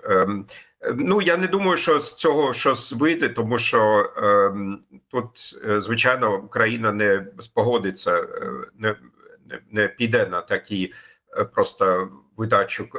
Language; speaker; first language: Ukrainian; non-native, fluent; German